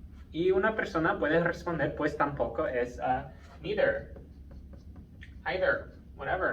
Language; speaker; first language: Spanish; non-native, fluent; English